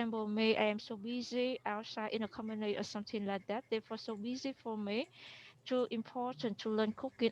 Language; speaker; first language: English; non-native, learner; Vietnamese